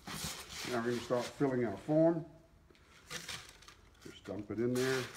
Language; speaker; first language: English; native; English